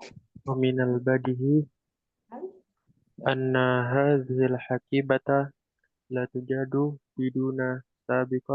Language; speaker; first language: Arabic; non-native, learner; Indonesian